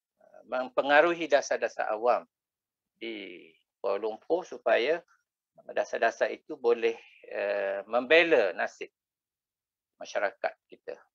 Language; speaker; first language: Malay; native; Malay